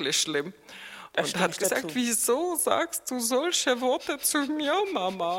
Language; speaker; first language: German; non-native, fluent; Czech